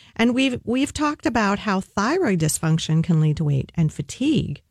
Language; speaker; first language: English; native; English